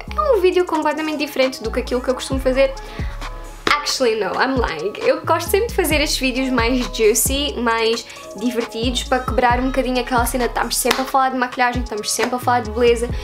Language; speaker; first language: Portuguese; early bilingual, heritage; Portuguese